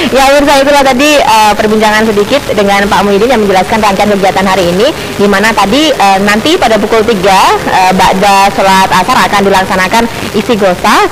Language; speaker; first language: Indonesian; native; Indonesian